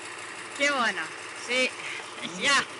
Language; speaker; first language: Spanish; native; Spanish